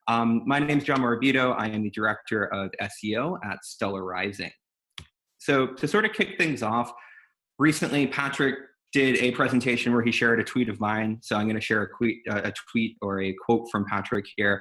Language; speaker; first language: English; native; English